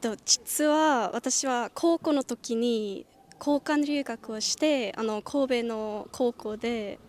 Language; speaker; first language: Japanese; non-native, fluent; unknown